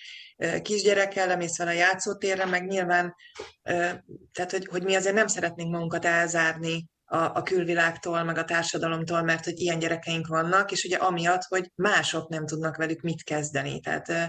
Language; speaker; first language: Hungarian; native; Hungarian